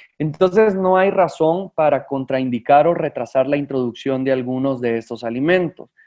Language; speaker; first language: Spanish; native; Spanish